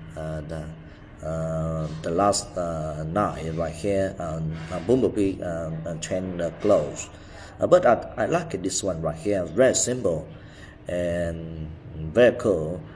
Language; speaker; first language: English; non-native, learner; Vietnamese